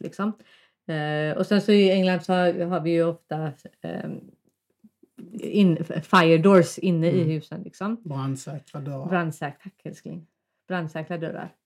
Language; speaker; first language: Swedish; native; Swedish